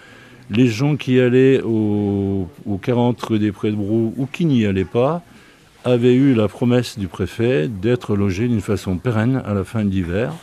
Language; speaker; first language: French; native; French